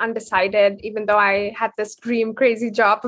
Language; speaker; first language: English; non-native, local second language; Hindi